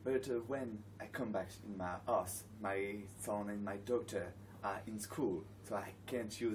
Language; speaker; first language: English; non-native, learner; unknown